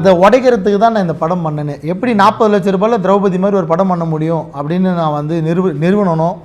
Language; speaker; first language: Tamil; native; Tamil